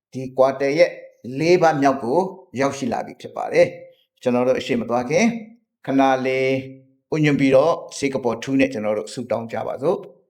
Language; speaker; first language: Burmese; non-native, local second language; S'gaw Karen